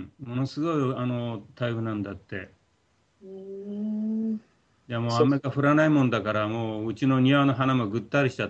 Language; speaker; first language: Japanese; native; Japanese